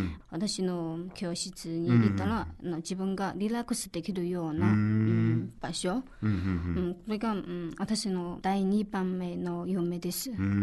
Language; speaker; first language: Japanese; non-native, learner; Chinese